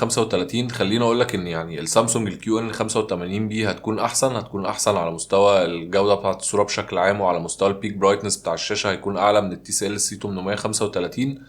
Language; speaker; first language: Arabic; native; Arabic